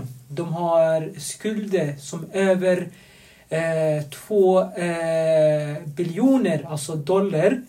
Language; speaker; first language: Swedish; non-native, fluent; Arabic